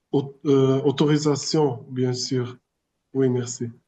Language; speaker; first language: French; non-native, learner; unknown